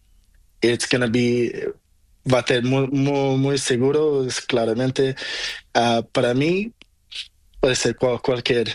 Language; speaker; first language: Spanish; non-native, learner; Portuguese